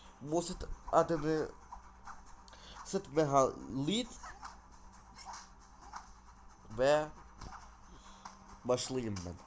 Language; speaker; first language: Turkish; non-native, learner; Russian